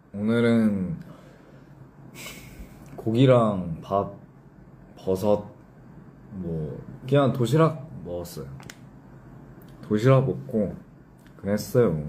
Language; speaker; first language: Korean; early bilingual, heritage; English